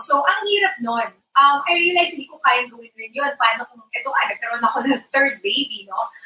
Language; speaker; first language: Filipino; non-native, local second language; Iloko